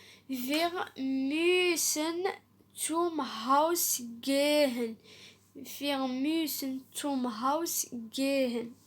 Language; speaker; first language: German; non-native, learner; Arabic